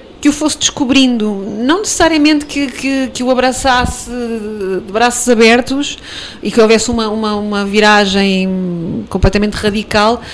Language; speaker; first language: Portuguese; native; Portuguese